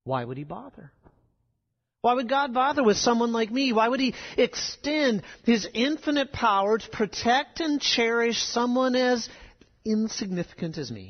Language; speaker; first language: English; native; English